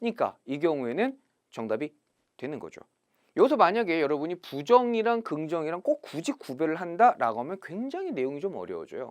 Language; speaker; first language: Korean; native; Korean